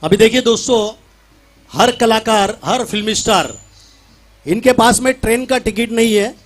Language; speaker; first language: Hindi; non-native, local second language; Marathi